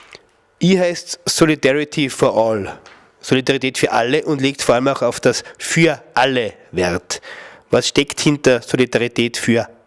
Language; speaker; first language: German; native; German